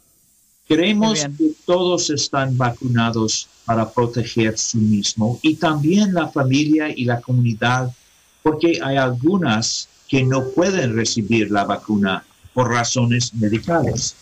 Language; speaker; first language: Spanish; non-native, learner; English